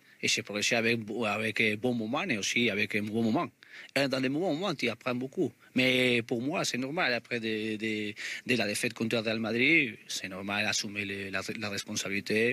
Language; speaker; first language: French; non-native, learner; Spanish